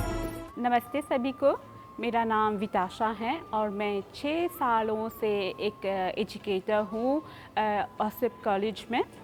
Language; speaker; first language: Hindi; non-native, fluent; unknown